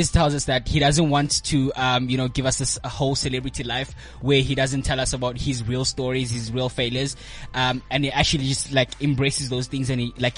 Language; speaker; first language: English; non-native, local second language; Xhosa